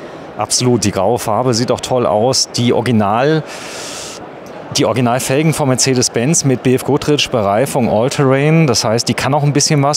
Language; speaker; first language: German; native; German